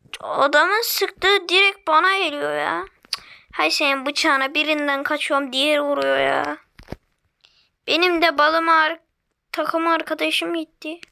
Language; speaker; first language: Turkish; native; Turkish